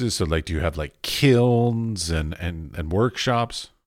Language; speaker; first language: English; early bilingual, other home language; Finnish